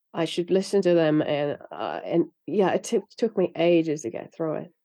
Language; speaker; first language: English; non-native, fluent; Finnish